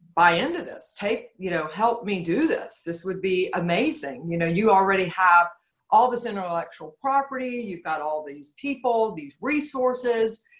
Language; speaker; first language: English; native; English